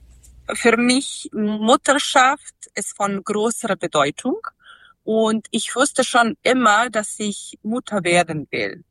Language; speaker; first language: German; non-native, learner; Serbian